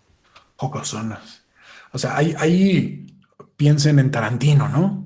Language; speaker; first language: Spanish; native; Spanish